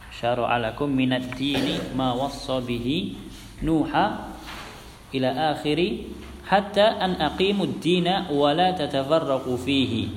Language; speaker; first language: Arabic; non-native, fluent; Indonesian